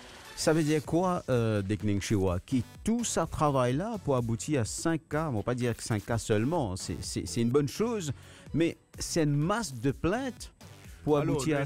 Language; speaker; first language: French; non-native, local second language; Morisyen